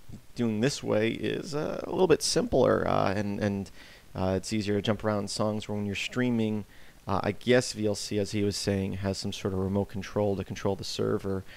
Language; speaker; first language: English; native; English